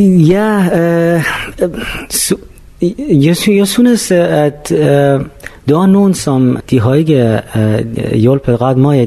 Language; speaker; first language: Danish; non-native, fluent; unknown